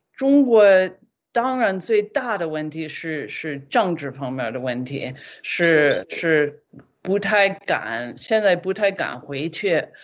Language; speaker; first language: Chinese; non-native, fluent; English